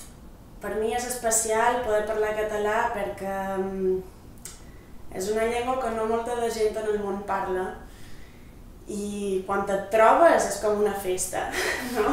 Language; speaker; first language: Catalan; non-native, local second language; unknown